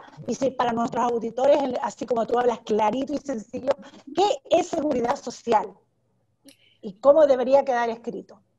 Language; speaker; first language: Spanish; native; Spanish